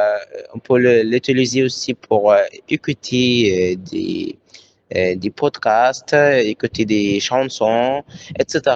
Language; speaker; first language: French; non-native, learner; Arabic